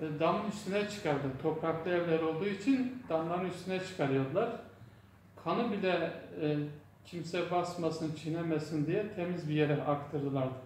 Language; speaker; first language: Turkish; non-native, local second language; Zaza